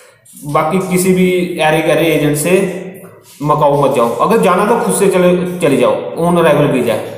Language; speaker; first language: Hindi; native; Hindi